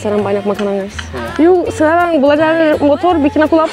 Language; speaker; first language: Indonesian; non-native, fluent; Turkish